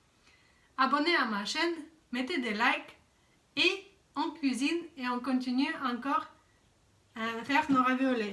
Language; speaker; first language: French; non-native, fluent; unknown